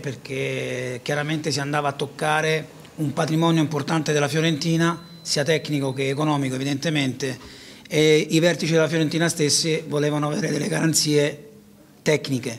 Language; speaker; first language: Italian; native; Italian